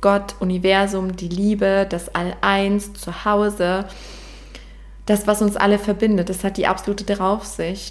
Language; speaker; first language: German; native; German